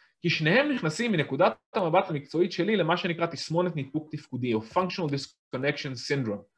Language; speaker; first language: Hebrew; native; Hebrew